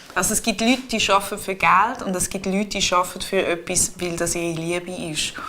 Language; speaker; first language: German; native; German